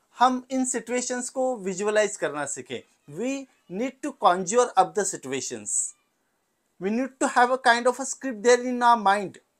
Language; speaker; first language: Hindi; non-native, local second language; Marathi